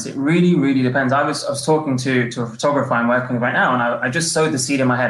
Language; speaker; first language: English; native; English